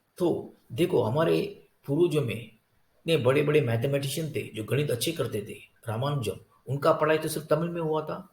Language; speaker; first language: Hindi; non-native, local second language; Tamil